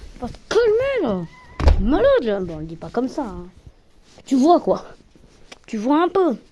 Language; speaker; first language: French; native; French